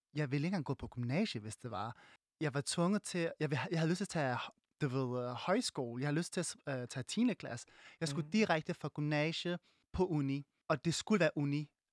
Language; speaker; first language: Danish; early bilingual, other home language; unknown